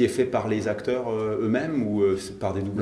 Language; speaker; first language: French; native; French